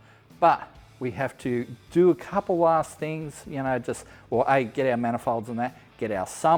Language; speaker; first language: English; native; English